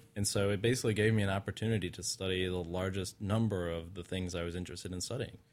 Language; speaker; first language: English; native; English